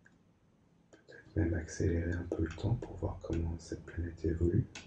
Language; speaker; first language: French; native; French